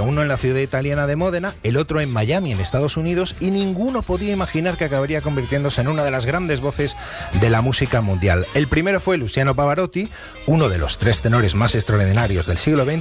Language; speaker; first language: Spanish; native; Spanish